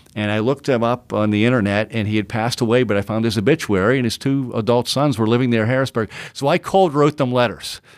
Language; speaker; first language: English; native; English